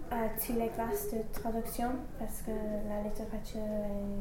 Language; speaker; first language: French; non-native, learner; English